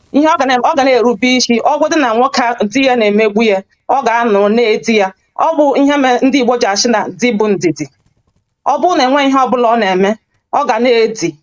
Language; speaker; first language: Igbo; early bilingual, heritage; Igbo